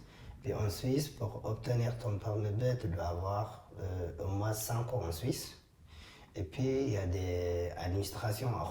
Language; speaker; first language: French; non-native, fluent; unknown